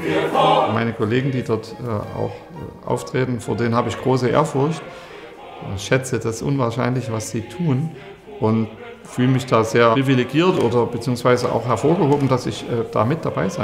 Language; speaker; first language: German; native; German